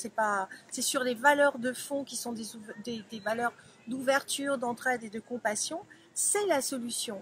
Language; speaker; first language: French; native; French